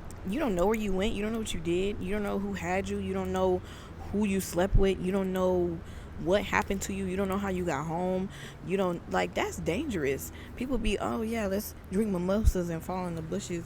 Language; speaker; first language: English; native; English